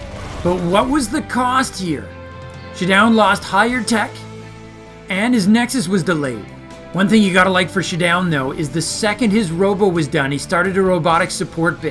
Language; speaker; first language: English; native; English